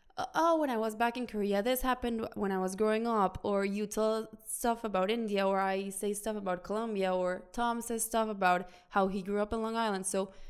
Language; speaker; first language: English; non-native, fluent; Spanish